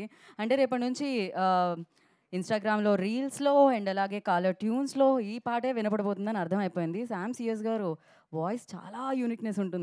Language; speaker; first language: Telugu; native; Telugu